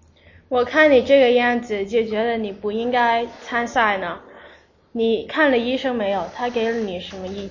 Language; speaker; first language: Chinese; non-native, local second language; Cantonese